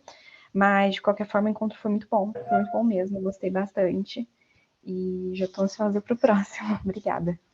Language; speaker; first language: Portuguese; native; Portuguese